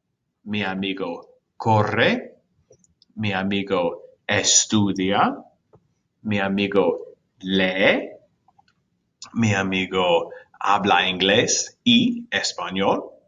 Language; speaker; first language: Spanish; non-native, fluent; English